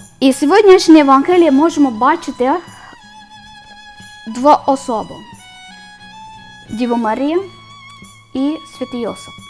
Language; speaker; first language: Ukrainian; non-native, learner; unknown